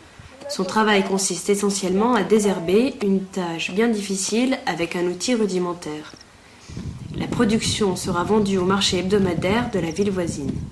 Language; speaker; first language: French; native; French